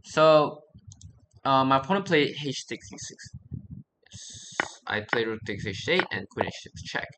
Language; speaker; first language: English; non-native, fluent; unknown